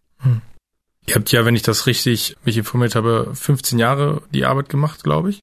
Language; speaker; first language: German; native; German